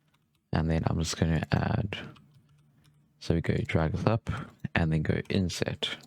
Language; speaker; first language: English; native; English